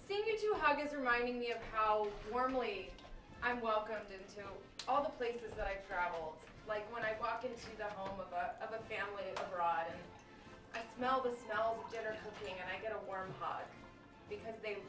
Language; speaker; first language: English; native; English